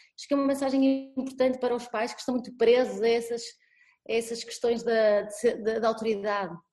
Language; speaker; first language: Portuguese; native; Portuguese